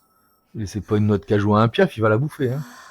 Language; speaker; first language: French; native; French